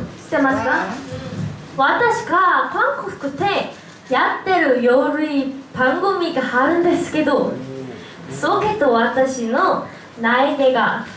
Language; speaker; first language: Japanese; non-native, learner; Korean